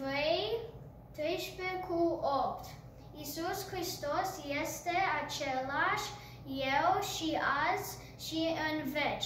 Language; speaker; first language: Romanian; early bilingual, heritage; Romanian